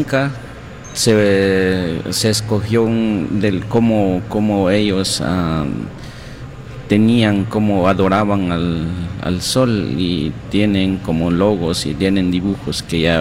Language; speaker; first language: Spanish; non-native, local second language; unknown